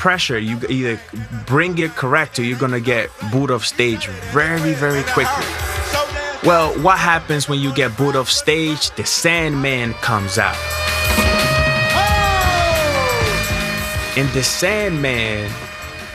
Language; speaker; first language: English; non-native, fluent; Spanish